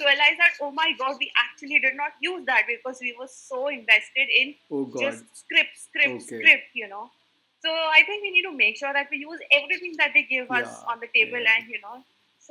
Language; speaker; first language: English; non-native, local second language; Hindi